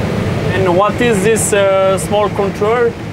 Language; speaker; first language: English; non-native, learner; French